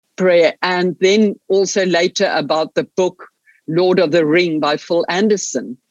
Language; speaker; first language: English; non-native, local second language; Afrikaans